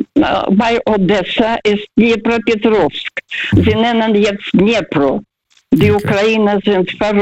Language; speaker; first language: German; non-native, fluent; Russian